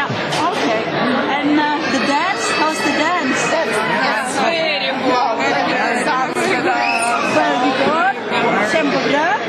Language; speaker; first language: English; non-native, learner; Indonesian